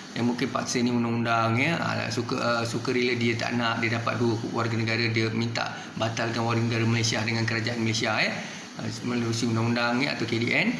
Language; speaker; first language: Malay; non-native, local second language; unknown